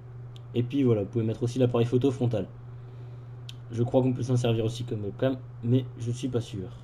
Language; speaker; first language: French; native; French